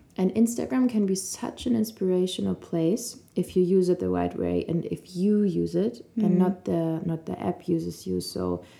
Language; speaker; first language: English; non-native, fluent; German